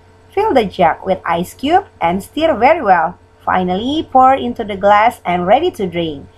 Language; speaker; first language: English; non-native, fluent; Indonesian